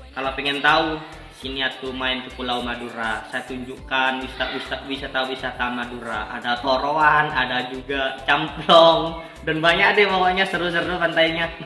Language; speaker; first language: Indonesian; non-native, local second language; Madurese